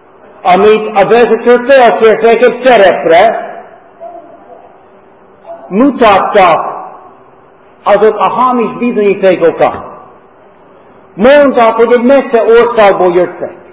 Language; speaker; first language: Hungarian; non-native, fluent; English